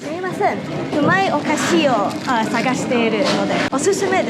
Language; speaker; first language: Japanese; non-native, learner; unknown